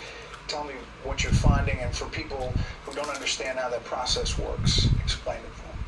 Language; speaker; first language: English; native; English